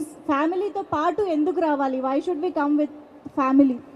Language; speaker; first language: Telugu; native; Telugu